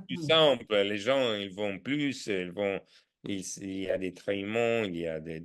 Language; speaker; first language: French; non-native, fluent; Italian